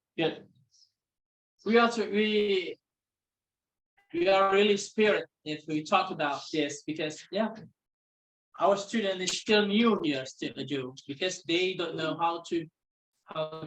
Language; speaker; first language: English; non-native, local second language; Indonesian